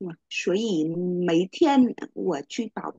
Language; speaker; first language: Chinese; non-native, learner; Vietnamese